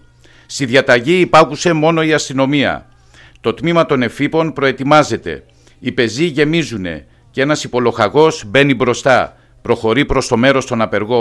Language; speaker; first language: Greek; native; Greek